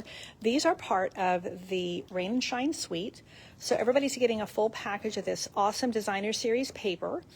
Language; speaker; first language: English; native; English